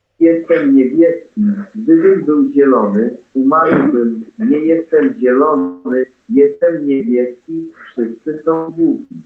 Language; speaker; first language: Polish; non-native, learner; English